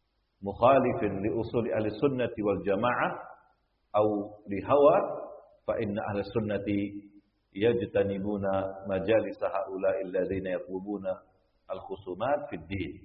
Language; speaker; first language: Arabic; non-native, fluent; Indonesian